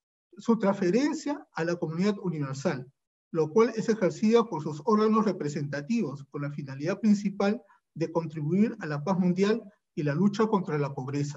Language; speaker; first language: Spanish; native; Spanish